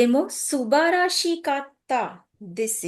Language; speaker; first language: Japanese; non-native, fluent; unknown